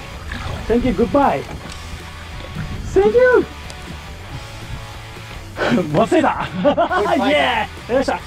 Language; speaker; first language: English; non-native, learner; Japanese